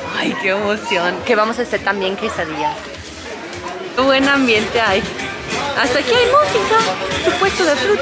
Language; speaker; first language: Spanish; non-native, fluent; English